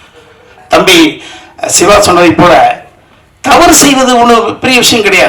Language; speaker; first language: Tamil; native; Tamil